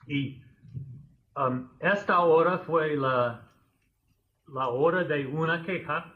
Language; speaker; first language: Spanish; non-native, fluent; English